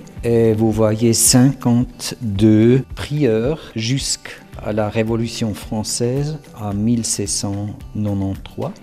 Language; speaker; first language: French; non-native, fluent; German